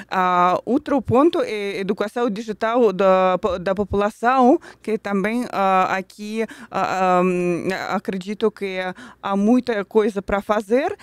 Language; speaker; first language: Portuguese; non-native, fluent; Russian